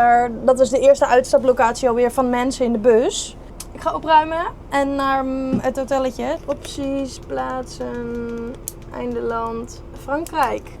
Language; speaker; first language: Dutch; native; Dutch